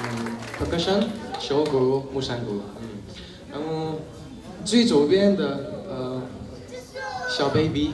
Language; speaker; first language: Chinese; non-native, fluent; Korean